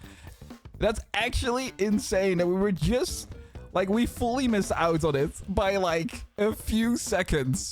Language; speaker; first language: English; non-native, fluent; Dutch